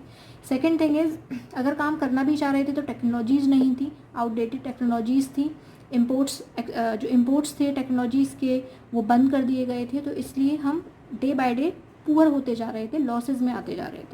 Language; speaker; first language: Hindi; native; Hindi